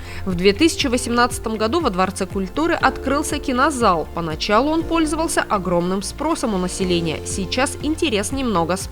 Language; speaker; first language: Russian; native; Russian